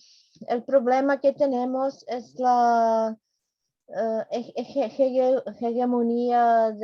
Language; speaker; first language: Spanish; non-native, fluent; Czech